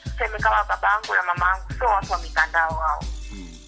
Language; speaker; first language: Swahili; native; Swahili